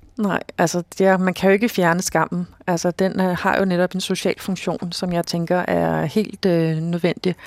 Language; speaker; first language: Danish; native; Danish